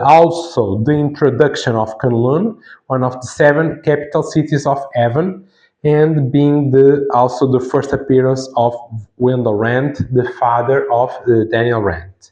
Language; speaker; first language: English; non-native, fluent; Portuguese